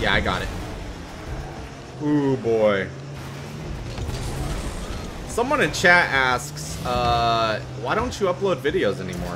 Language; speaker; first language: English; native; English